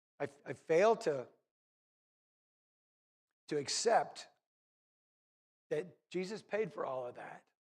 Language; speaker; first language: English; native; English